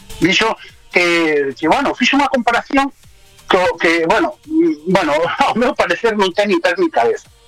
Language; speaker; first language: Galician; native; Galician